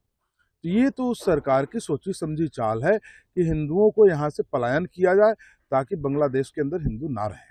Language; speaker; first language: Hindi; native; Hindi